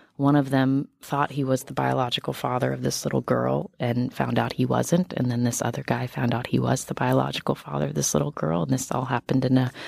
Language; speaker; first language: English; native; English